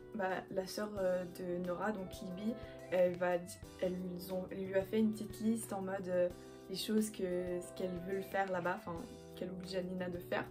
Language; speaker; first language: French; native; French